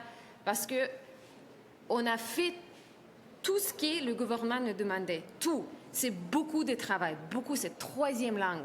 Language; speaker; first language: French; non-native, learner; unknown